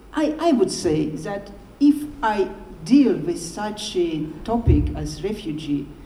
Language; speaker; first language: English; non-native, learner; Russian